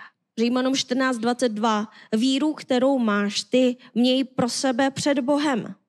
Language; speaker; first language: Czech; non-native, learner; Korean